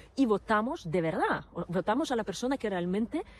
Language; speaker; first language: Spanish; non-native, fluent; Ukrainian